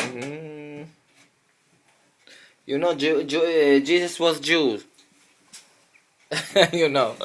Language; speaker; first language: English; non-native, learner; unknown